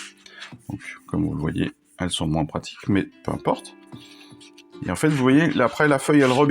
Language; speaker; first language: French; native; French